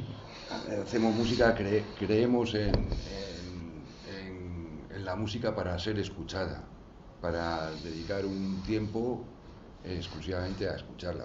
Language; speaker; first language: Spanish; native; Spanish